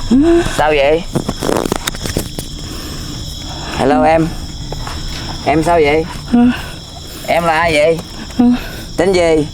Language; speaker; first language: Vietnamese; non-native, learner; Indonesian